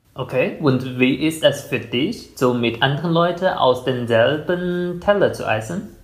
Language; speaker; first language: German; non-native, fluent; Chinese